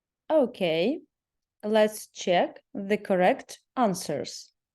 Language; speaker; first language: English; non-native, fluent; Ukrainian